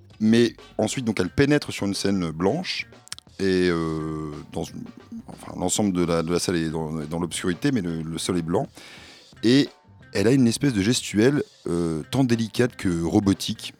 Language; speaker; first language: French; native; French